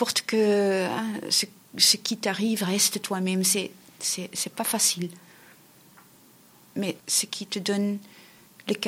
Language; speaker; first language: French; native; French